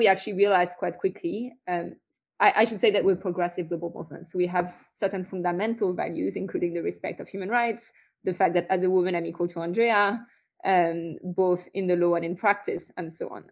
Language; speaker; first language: English; non-native, fluent; French